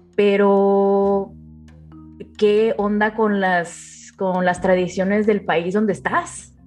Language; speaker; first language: Spanish; native; Spanish